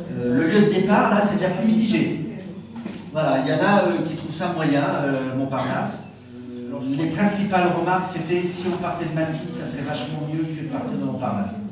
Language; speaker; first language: French; native; French